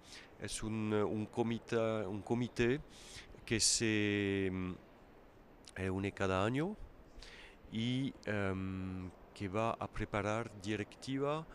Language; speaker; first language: Spanish; non-native, fluent; French